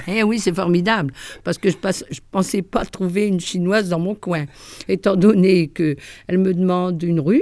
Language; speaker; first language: French; native; French